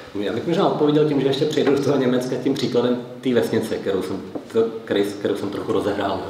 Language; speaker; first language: Czech; native; Czech